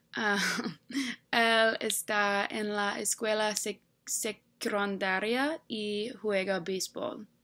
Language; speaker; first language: Spanish; non-native, learner; English